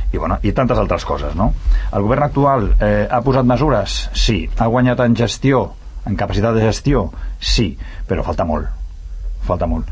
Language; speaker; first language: Catalan; native; Catalan